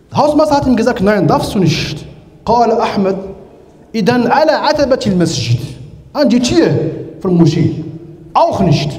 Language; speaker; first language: German; non-native, learner; Arabic